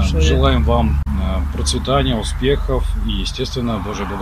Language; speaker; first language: Russian; native; Russian